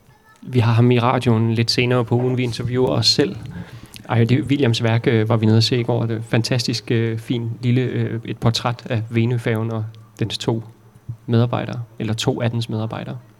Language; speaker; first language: Danish; native; Danish